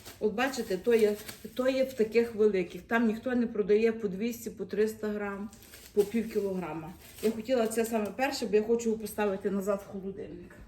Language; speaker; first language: Ukrainian; native; Ukrainian